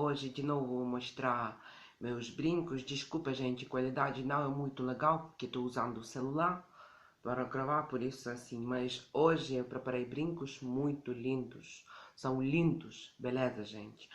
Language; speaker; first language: Portuguese; non-native, learner; Ukrainian